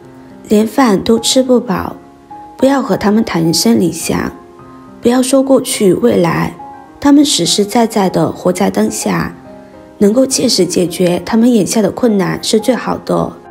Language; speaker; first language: Chinese; native; Chinese